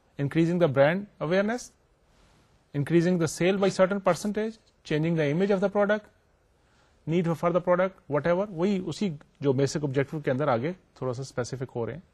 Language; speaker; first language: Urdu; native; Urdu